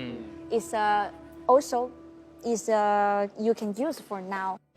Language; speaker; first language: English; non-native, learner; Chinese